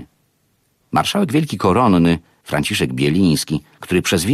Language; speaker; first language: Polish; native; Polish